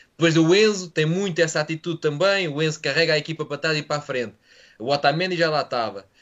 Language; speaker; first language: Portuguese; native; Portuguese